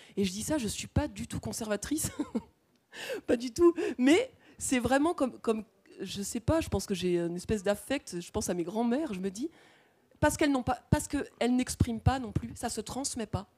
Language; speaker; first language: French; native; French